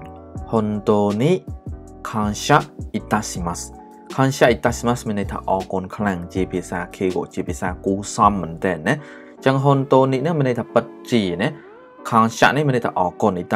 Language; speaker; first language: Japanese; non-native, learner; Khmer